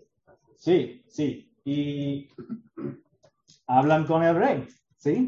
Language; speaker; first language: Spanish; non-native, learner; English